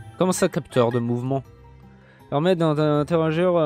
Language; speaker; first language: French; native; French